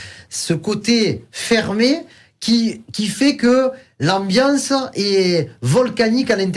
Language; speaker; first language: French; native; French